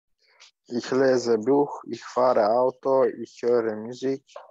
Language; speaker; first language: German; non-native, learner; Turkish